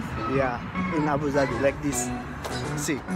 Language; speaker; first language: English; non-native, learner; Indonesian